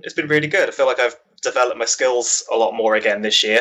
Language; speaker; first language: English; native; English